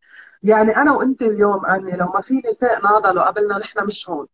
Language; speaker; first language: Arabic; native; Arabic